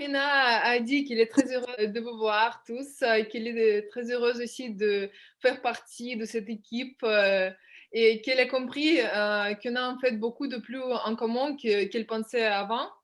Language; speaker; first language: French; non-native, fluent; Russian